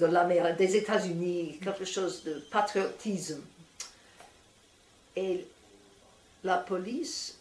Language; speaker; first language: French; non-native, fluent; English